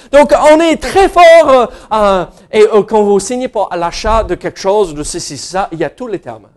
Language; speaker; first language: French; non-native, fluent; English